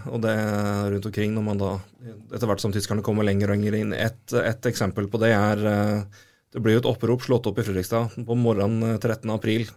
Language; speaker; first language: Norwegian; native; Norwegian